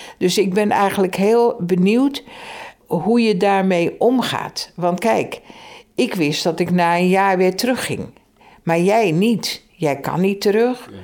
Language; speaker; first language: Dutch; native; Dutch